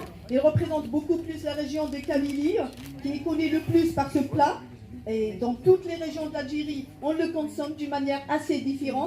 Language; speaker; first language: French; non-native, local second language; Arabic